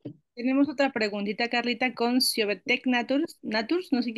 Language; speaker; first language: Spanish; native; Spanish